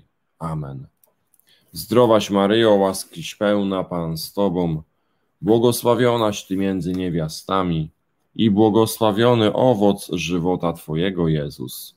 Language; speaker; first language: Polish; native; Polish